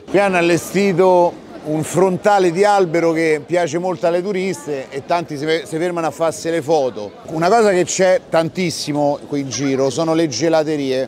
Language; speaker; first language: Italian; native; Italian